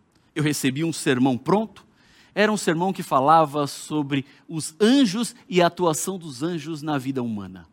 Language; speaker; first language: Portuguese; native; Portuguese